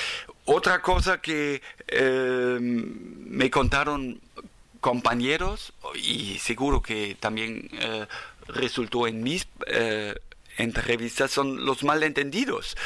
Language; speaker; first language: Spanish; non-native, fluent; German